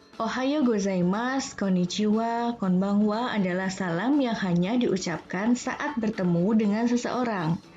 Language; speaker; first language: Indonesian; native; Indonesian